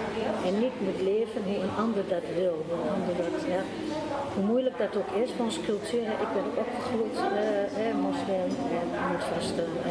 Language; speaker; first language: Dutch; early bilingual, other home language; Turkish